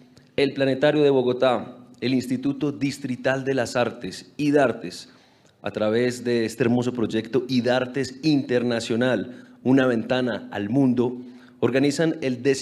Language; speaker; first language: Spanish; native; Spanish